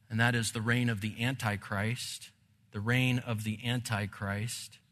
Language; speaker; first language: English; native; English